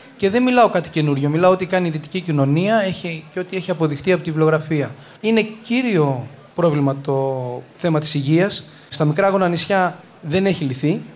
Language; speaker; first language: Greek; native; Greek